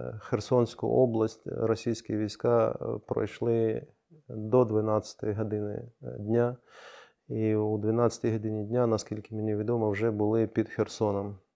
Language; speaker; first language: Ukrainian; non-native, local second language; Crimean Tatar